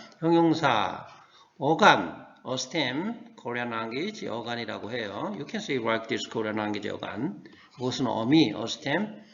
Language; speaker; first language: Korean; native; Korean